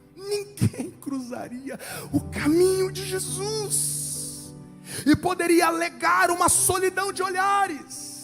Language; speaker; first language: Portuguese; native; Portuguese